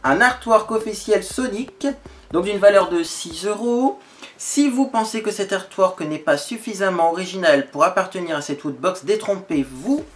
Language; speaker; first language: French; native; French